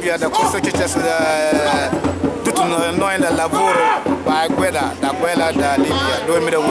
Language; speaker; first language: Italian; non-native, learner; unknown